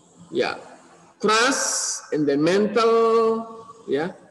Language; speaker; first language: English; non-native, learner; Indonesian